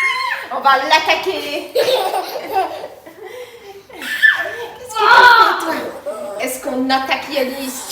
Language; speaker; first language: French; native; French